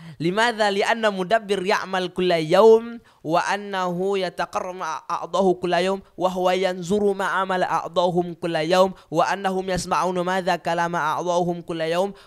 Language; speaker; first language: Arabic; non-native, learner; Indonesian